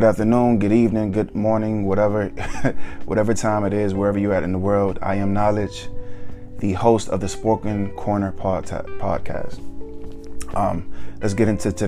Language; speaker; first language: English; native; English